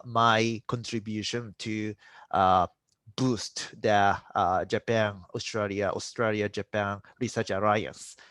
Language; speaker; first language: English; non-native, fluent; Japanese